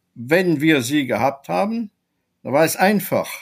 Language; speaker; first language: German; non-native, fluent; French